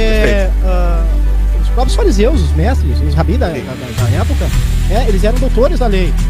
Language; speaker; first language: Portuguese; native; Portuguese